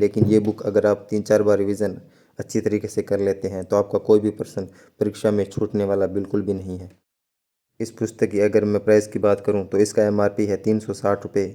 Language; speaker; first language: Hindi; native; Hindi